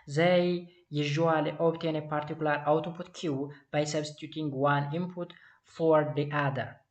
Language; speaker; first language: English; non-native, local second language; Amharic